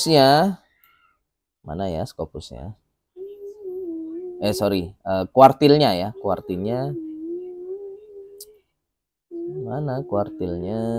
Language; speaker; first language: Indonesian; native; Indonesian